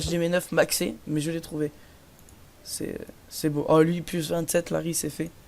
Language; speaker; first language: French; native; French